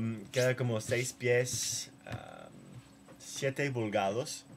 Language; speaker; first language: Spanish; non-native, learner; English